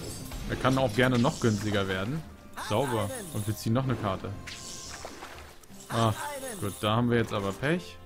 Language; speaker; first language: German; native; German